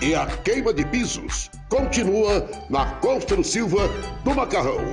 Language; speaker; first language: Portuguese; native; Portuguese